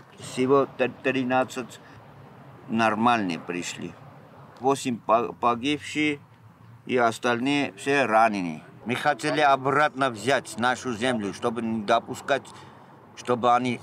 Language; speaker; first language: Russian; non-native, local second language; Armenian